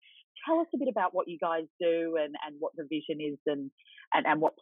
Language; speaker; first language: English; native; English